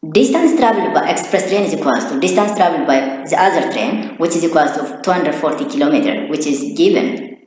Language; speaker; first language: English; non-native, local second language; Amharic